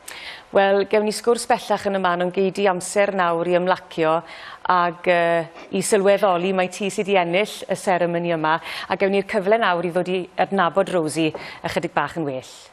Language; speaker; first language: Welsh; native; Welsh